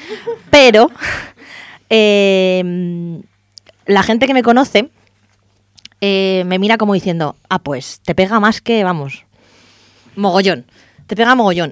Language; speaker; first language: Spanish; native; Spanish